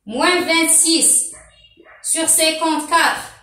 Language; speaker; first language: French; non-native, local second language; Arabic